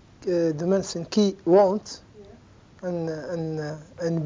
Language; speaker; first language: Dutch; non-native, learner; Arabic